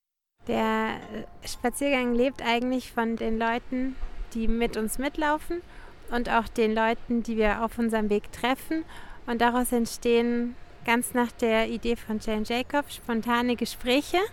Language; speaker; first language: German; native; German